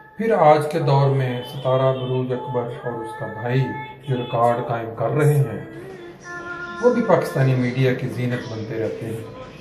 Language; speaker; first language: Urdu; non-native, local second language; Punjabi